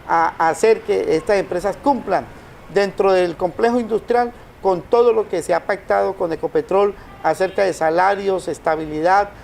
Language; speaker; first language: Spanish; native; Spanish